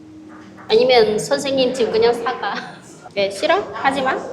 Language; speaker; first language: Korean; non-native, learner; Vietnamese